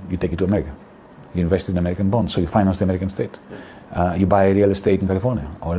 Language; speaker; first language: English; non-native, fluent; Greek